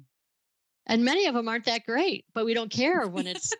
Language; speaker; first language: English; native; English